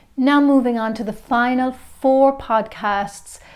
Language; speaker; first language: English; native; English